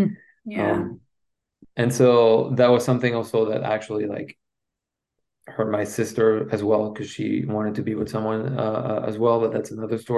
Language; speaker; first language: English; non-native, fluent; French